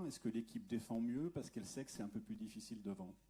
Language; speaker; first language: French; native; French